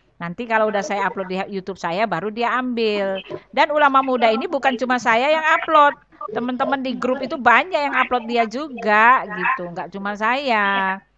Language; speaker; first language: Indonesian; native; Indonesian